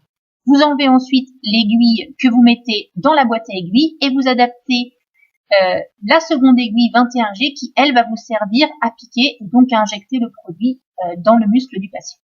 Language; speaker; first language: French; native; French